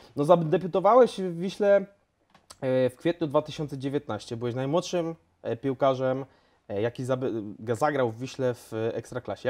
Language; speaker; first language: Polish; native; Polish